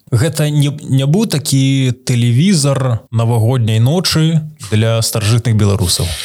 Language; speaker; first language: Belarusian; non-native, local second language; Russian